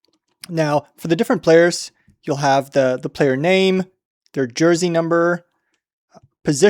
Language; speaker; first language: English; native; English